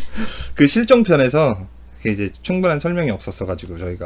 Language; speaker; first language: Korean; native; Korean